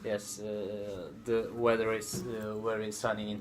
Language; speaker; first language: English; non-native, learner; Turkish